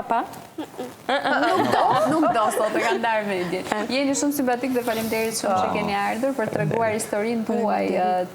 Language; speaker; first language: Albanian; native; Albanian